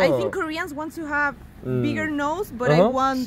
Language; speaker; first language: English; non-native, fluent; Spanish